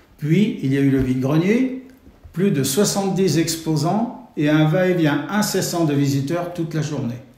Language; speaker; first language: French; native; French